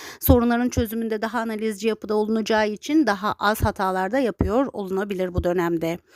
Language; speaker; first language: Turkish; native; Turkish